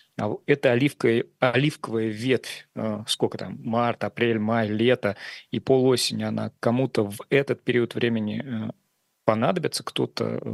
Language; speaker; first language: Russian; native; Russian